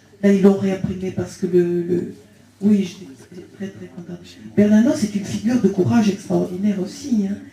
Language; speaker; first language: French; early bilingual, other home language; Spanish